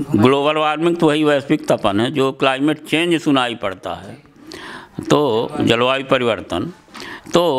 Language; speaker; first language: Hindi; native; Hindi